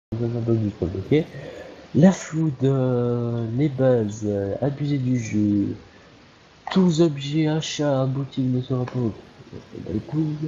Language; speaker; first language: French; native; French